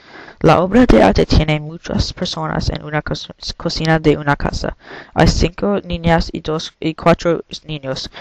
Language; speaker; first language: Spanish; non-native, learner; English